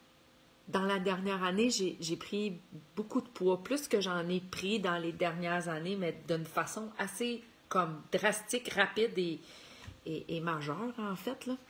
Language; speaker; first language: French; native; French